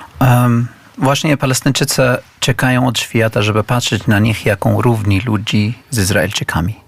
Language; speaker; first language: Polish; non-native, learner; Arabic